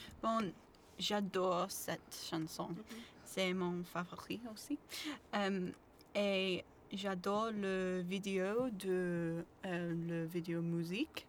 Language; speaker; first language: French; non-native, learner; English